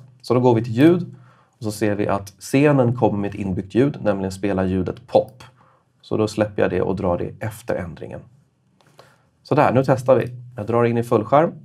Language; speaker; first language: Swedish; native; Swedish